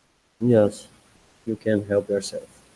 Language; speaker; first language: English; non-native, learner; Portuguese